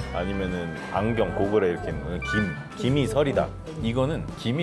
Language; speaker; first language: Korean; native; Korean